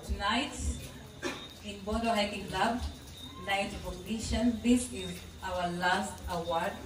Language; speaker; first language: English; non-native, local second language; Swahili